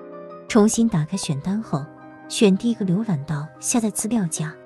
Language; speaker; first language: Chinese; native; Chinese